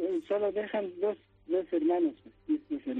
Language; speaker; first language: Spanish; non-native, fluent; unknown